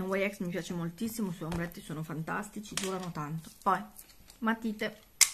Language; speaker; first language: Italian; native; Italian